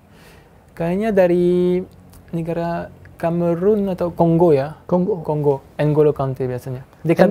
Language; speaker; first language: Indonesian; non-native, fluent; French